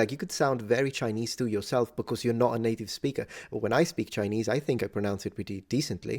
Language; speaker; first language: English; non-native, fluent; Italian